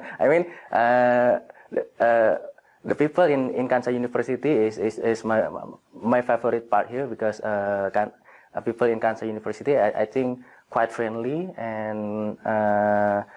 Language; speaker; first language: English; non-native, fluent; Indonesian